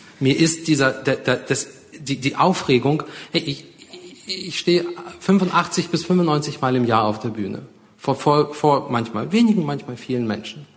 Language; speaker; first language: German; early bilingual, other home language; Russian